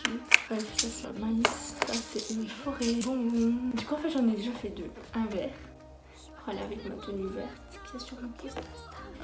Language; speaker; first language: French; native; French